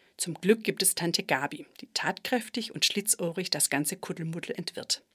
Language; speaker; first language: German; native; German